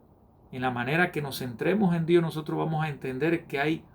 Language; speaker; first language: Spanish; native; Spanish